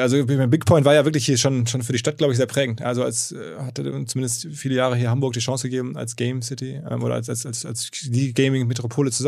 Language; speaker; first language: German; native; German